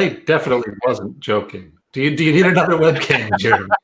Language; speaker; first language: English; native; English